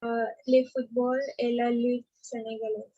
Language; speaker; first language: French; non-native, learner; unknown